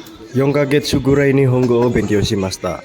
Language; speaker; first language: Japanese; non-native, learner; Indonesian